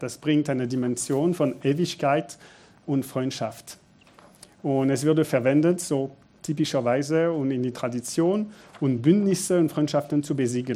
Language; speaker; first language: German; non-native, fluent; French